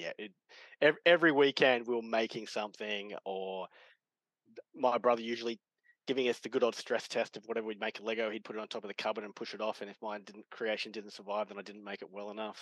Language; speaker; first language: English; native; English